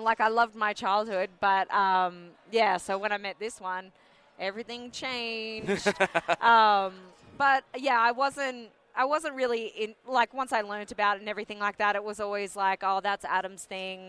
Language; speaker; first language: English; native; English